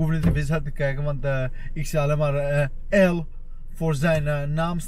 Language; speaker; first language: Dutch; non-native, fluent; Armenian